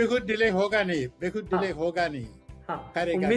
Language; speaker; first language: Hindi; non-native, local second language; Malayalam